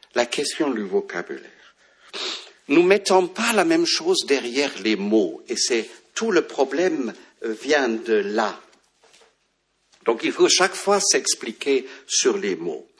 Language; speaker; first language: French; non-native, fluent; German